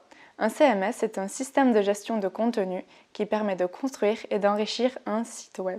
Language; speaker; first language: French; native; French